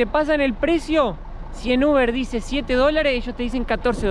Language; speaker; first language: Spanish; native; Spanish